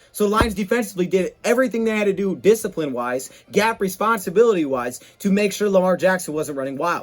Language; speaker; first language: English; native; English